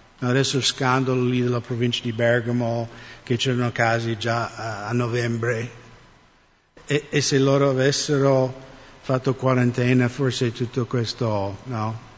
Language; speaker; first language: Italian; non-native, fluent; English